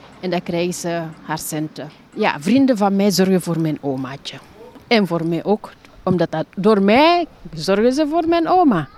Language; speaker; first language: Dutch; non-native, fluent; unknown